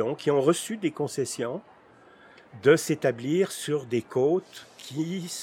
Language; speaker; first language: French; native; French